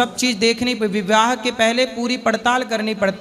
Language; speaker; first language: Hindi; native; Hindi